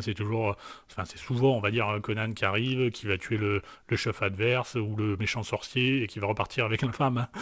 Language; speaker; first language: French; native; French